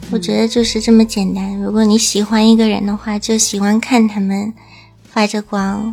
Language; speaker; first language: Chinese; non-native, fluent; English